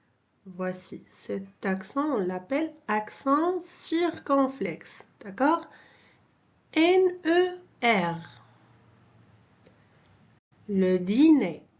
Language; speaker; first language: French; non-native, local second language; Arabic